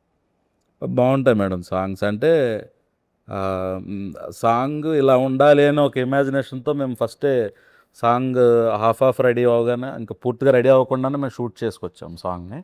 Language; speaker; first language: Telugu; native; Telugu